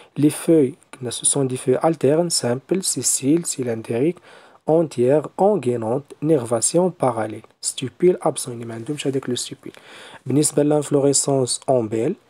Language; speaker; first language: French; non-native, local second language; Arabic